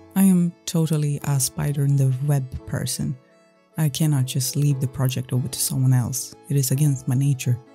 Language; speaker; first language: English; non-native, fluent; Swedish